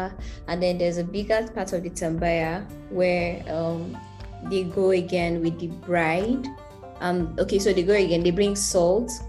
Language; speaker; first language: English; non-native, local second language; Hausa